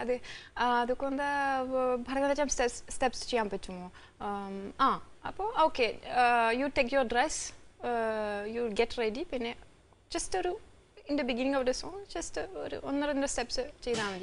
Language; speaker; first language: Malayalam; non-native, fluent; French